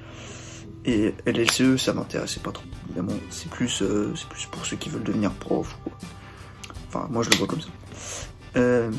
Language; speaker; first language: French; native; French